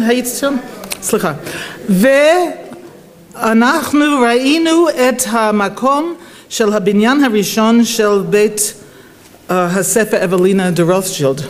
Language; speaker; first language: Hebrew; non-native, fluent; English